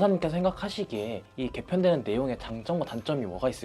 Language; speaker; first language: Korean; native; Korean